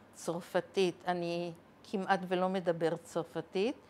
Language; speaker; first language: Hebrew; early bilingual, other home language; Arabic